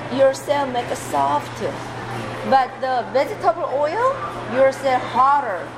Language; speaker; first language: English; non-native, learner; Korean